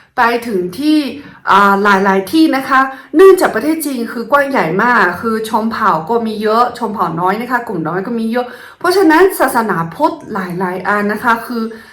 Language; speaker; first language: Thai; non-native, fluent; Chinese